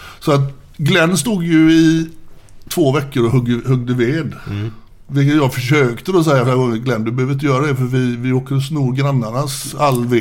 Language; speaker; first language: Swedish; native; Swedish